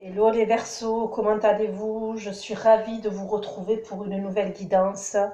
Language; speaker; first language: French; native; French